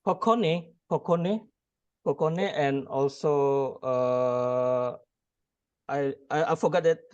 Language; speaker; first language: English; non-native, learner; Indonesian